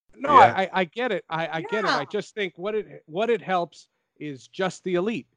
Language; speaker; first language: English; native; English